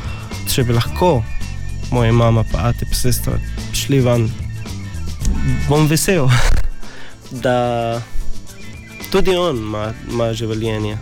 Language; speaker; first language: Slovenian; non-native, learner; Arabic